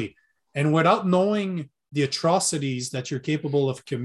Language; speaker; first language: English; non-native, fluent; French